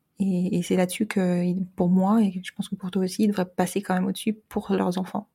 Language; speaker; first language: French; native; French